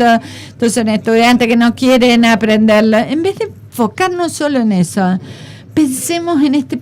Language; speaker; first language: Spanish; non-native, fluent; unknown